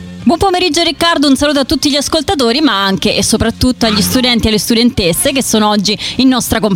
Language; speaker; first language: Italian; native; Italian